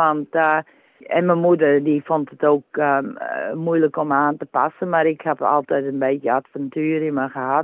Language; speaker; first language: Dutch; early bilingual, heritage; Dutch